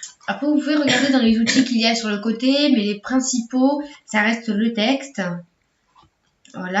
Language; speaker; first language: French; native; French